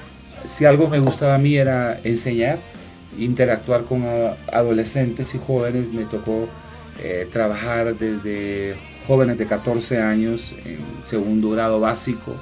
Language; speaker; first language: Spanish; native; Spanish